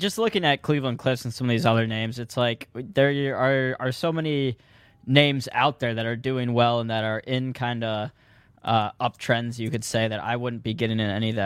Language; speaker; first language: English; native; English